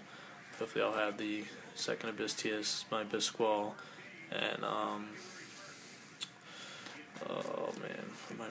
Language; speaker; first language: English; native; English